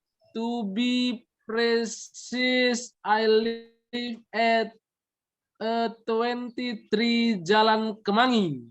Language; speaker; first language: English; non-native, learner; Indonesian